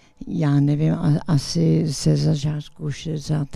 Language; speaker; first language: Czech; early bilingual, heritage; English